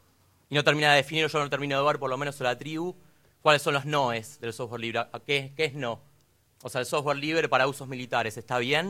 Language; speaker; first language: Spanish; native; Spanish